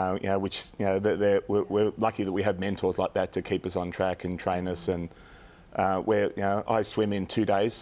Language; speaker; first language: English; native; English